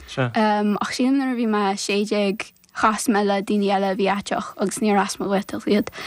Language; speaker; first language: Irish; native; Irish